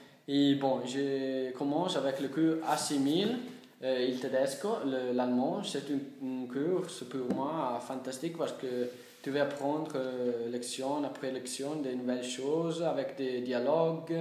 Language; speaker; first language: French; non-native, learner; Italian